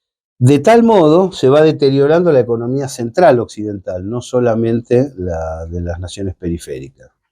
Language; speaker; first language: Spanish; native; Spanish